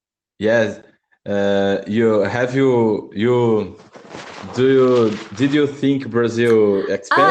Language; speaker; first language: English; non-native, learner; Portuguese